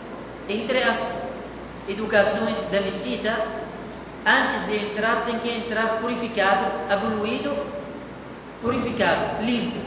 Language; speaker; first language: Portuguese; non-native, fluent; Arabic